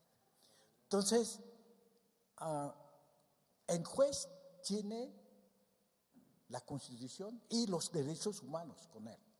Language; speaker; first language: Spanish; non-native, fluent; Vietnamese